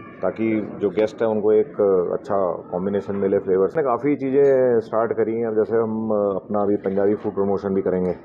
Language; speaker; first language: Hindi; native; Hindi